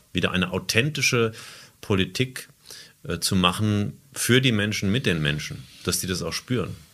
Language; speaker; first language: German; native; German